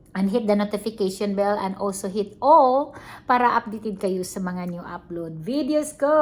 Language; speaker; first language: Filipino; non-native, local second language; Cebuano